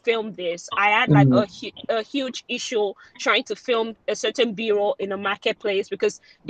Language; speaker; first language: English; non-native, local second language; Yoruba